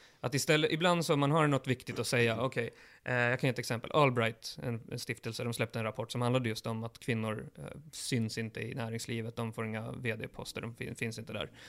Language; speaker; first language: Swedish; early bilingual, other home language; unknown